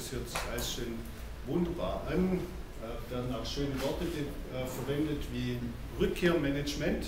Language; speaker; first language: German; native; German